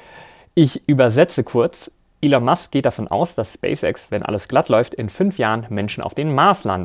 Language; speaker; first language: German; native; German